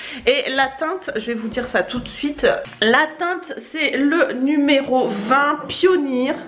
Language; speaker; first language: French; native; French